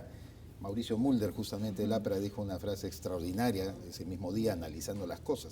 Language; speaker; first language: Spanish; native; Spanish